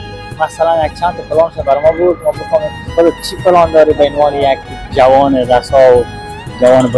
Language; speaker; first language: Persian; native; Persian